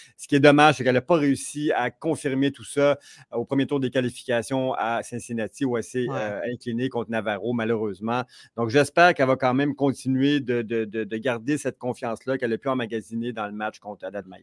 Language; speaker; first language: French; native; French